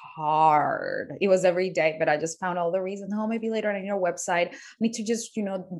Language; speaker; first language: English; non-native, fluent; Spanish